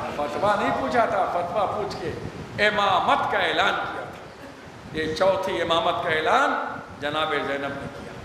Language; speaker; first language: Urdu; native; Urdu